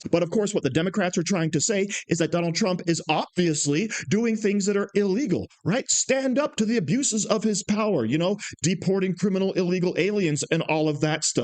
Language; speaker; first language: English; native; English